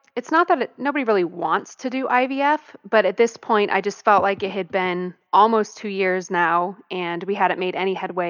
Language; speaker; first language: English; native; English